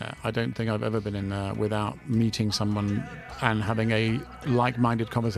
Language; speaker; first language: English; native; English